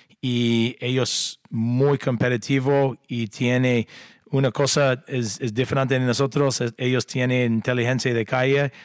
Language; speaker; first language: Spanish; non-native, learner; English